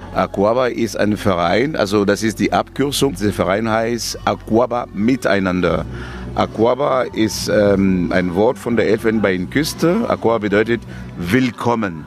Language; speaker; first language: German; non-native, fluent; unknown